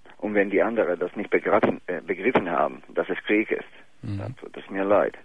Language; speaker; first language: German; non-native, fluent; Bosnian